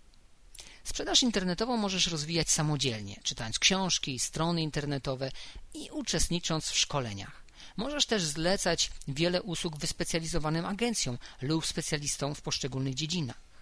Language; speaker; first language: Polish; native; Polish